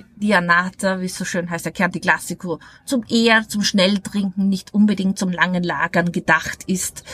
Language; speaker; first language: German; native; German